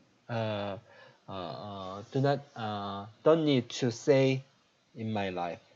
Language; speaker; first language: English; non-native, learner; Korean